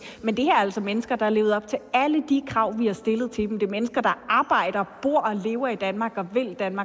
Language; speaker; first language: Danish; native; Danish